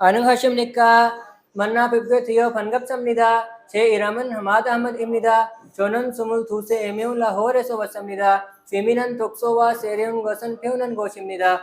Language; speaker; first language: Korean; non-native, learner; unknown